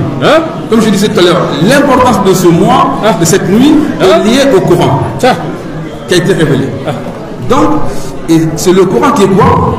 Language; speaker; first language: French; non-native, local second language; Soninke